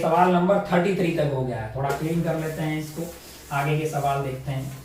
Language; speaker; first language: Hindi; native; Hindi